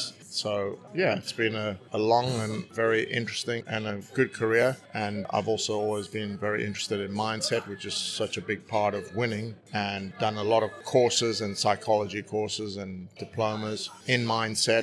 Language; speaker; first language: English; native; English